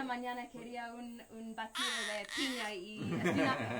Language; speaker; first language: Spanish; non-native, fluent; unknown